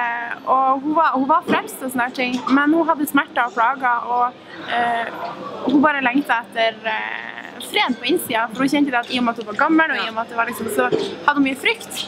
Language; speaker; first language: Norwegian; native; Norwegian